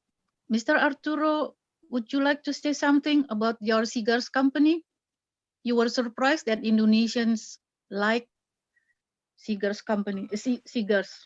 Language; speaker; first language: English; non-native, fluent; Indonesian